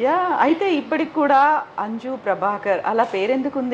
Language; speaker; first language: Telugu; native; Telugu